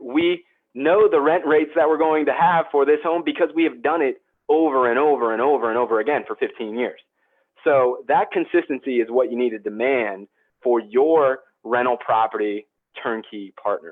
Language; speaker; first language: English; native; English